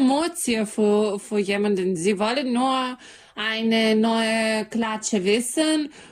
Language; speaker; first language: German; non-native, learner; Serbian